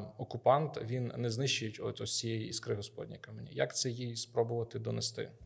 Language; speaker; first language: Ukrainian; native; Ukrainian